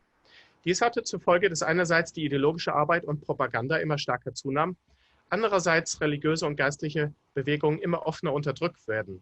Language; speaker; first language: German; native; German